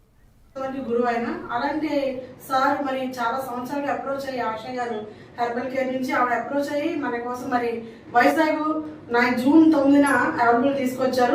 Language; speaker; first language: Telugu; native; Telugu